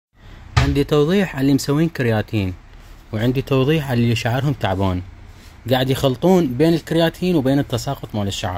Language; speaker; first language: Arabic; native; Arabic